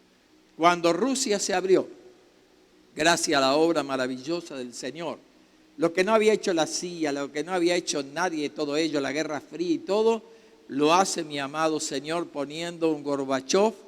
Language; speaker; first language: Spanish; native; Spanish